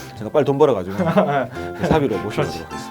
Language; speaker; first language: Korean; native; Korean